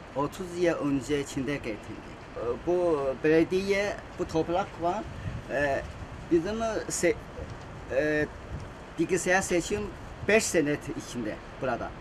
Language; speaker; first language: Turkish; non-native, learner; Chinese